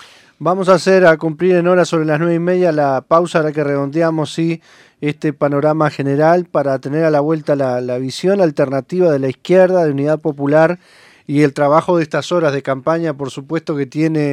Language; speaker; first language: Spanish; native; Spanish